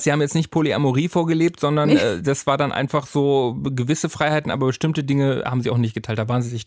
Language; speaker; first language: German; native; German